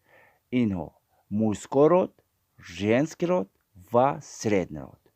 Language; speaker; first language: Russian; non-native, fluent; Tajik